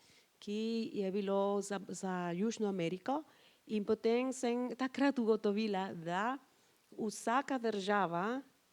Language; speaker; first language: Slovenian; non-native, fluent; Spanish